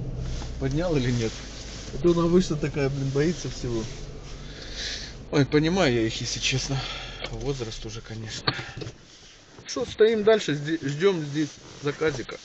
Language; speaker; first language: Russian; native; Russian